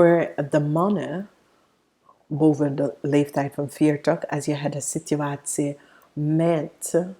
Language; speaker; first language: Dutch; non-native, fluent; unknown